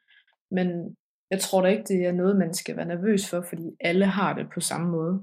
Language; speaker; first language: Danish; early bilingual, heritage; Danish